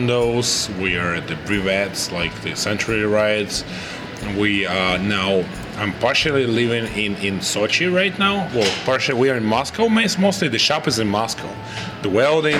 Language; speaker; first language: English; non-native, fluent; Russian